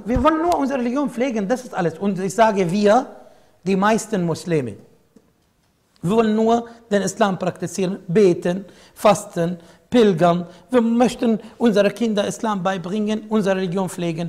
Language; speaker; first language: German; non-native, fluent; Arabic